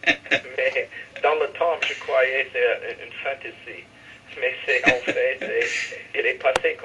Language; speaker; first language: French; non-native, learner; English